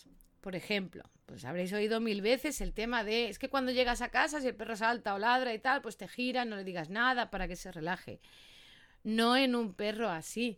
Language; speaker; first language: Spanish; native; Spanish